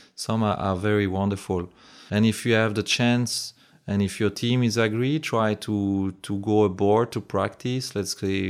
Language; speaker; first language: English; native; English